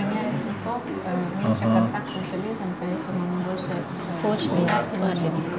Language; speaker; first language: Russian; non-native, local second language; Tuvinian